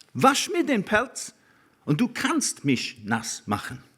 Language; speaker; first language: German; non-native, learner; Welsh